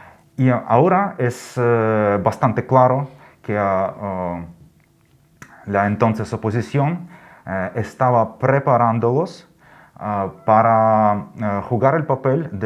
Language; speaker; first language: Spanish; non-native, fluent; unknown